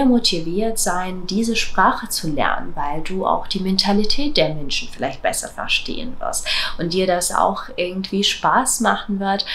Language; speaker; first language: German; non-native, fluent; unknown